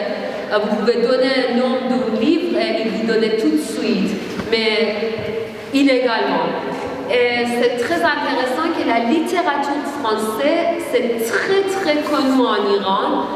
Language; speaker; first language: French; non-native, learner; Persian